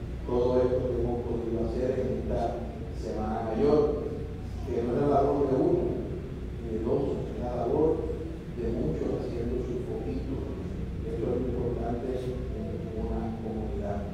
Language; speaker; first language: Spanish; native; Spanish